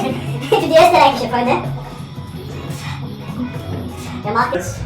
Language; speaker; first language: German; non-native, learner; Bulgarian